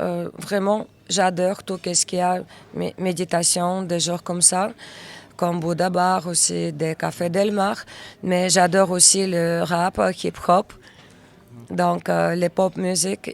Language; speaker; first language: French; non-native, learner; Russian